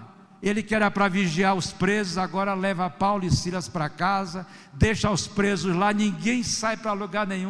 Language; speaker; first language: Portuguese; native; Portuguese